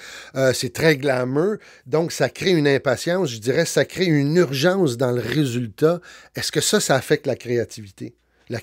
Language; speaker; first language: French; native; French